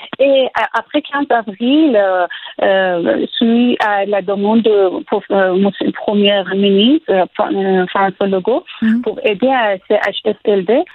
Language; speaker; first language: French; non-native, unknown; Persian